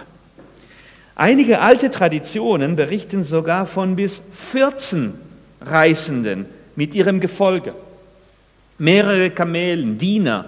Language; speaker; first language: German; non-native, fluent; Spanish